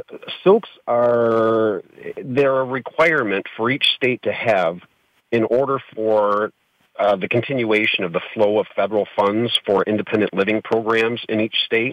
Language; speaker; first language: English; native; English